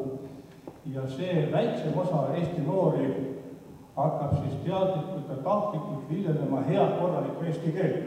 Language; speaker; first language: Estonian; non-native, local second language; Russian